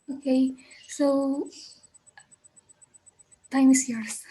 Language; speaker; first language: English; non-native, learner; Indonesian